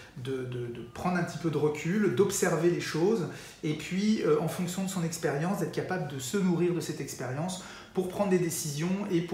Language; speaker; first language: French; native; French